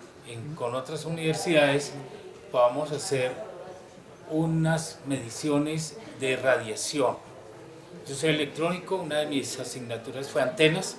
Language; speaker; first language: Spanish; native; Spanish